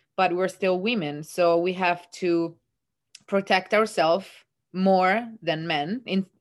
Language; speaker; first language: English; non-native, fluent; Italian